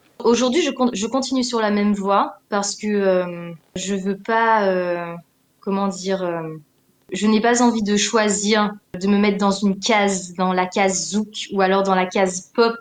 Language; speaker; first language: French; native; French